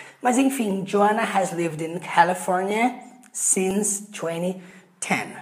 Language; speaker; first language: English; non-native, fluent; Portuguese